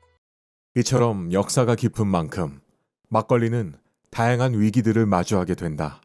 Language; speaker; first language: Korean; native; Korean